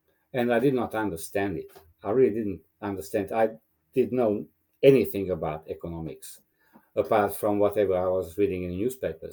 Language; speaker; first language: English; non-native, fluent; Romanian